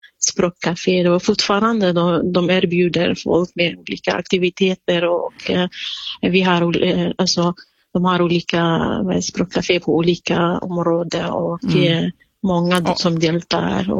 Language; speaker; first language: Swedish; non-native, fluent; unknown